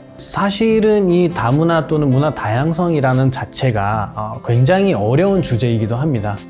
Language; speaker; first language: Korean; non-native, fluent; Nepali